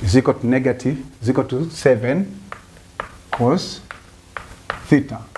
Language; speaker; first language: English; non-native, local second language; Swahili